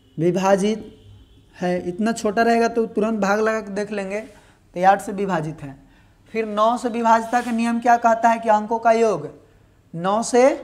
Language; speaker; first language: Hindi; native; Hindi